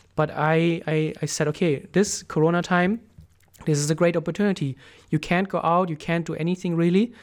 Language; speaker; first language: English; non-native, fluent; German